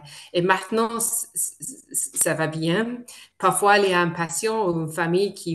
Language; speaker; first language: French; non-native, fluent; English